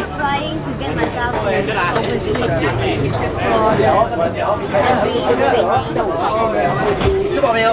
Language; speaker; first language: English; non-native, local second language; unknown